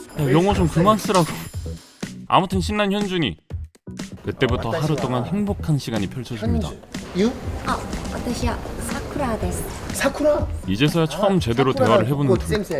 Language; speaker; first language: Korean; native; Korean